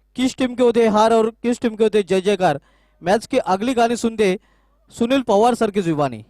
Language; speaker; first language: Hindi; non-native, local second language; Marathi